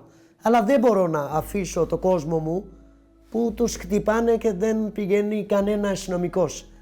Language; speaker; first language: Greek; non-native, learner; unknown